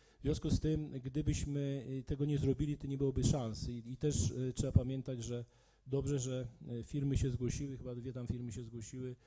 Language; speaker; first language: Polish; native; Polish